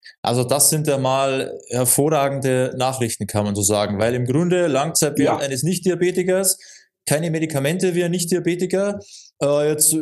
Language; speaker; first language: German; native; German